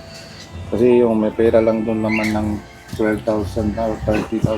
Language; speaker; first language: Filipino; non-native, learner; Punjabi